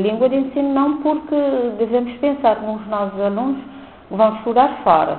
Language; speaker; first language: Portuguese; non-native, local second language; Kabuverdianu